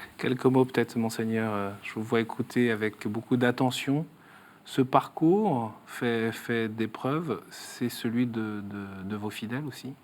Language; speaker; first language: French; native; French